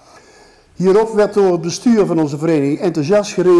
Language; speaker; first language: Dutch; native; Dutch